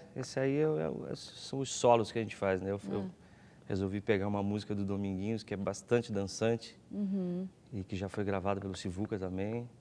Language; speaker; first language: Portuguese; native; Portuguese